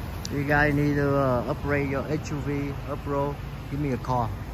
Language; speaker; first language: English; non-native, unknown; Vietnamese